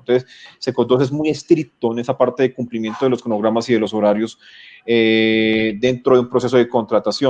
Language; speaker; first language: Spanish; native; Spanish